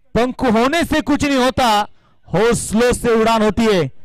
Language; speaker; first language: Hindi; non-native, local second language; Marathi